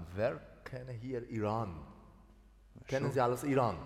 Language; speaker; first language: German; non-native, learner; Persian